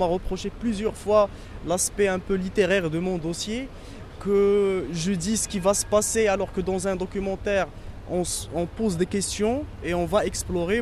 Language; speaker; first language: French; non-native, local second language; Arabic